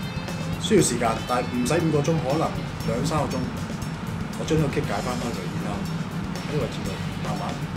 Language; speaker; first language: Cantonese; native; Cantonese